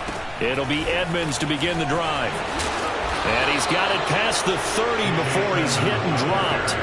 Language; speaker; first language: English; native; English